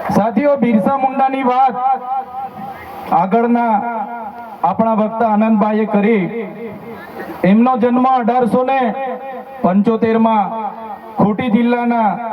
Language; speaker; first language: Gujarati; non-native, local second language; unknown